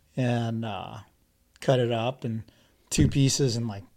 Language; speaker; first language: English; native; English